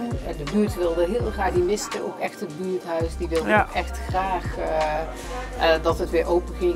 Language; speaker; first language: Dutch; native; Dutch